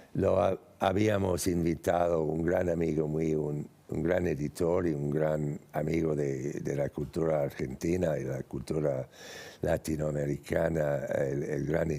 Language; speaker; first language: Spanish; non-native, fluent; English